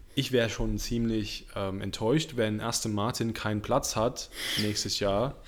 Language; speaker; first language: German; non-native, fluent; English